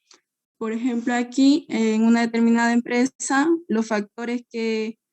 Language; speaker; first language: Spanish; native; Spanish